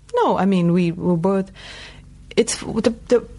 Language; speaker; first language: English; non-native, local second language; Tamil